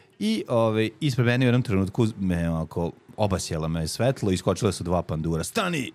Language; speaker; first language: Serbian; native; Serbian